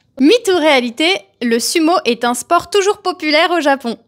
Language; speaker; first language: French; native; French